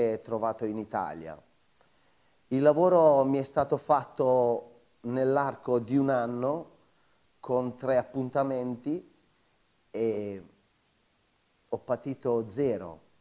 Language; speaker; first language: Italian; native; Italian